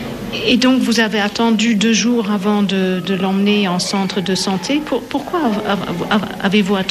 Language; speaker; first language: French; native; French